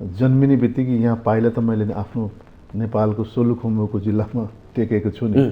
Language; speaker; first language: Nepali; native; Nepali